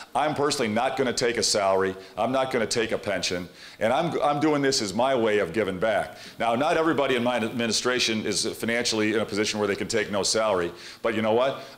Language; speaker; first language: English; native; English